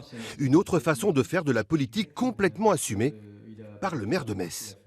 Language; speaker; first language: French; native; French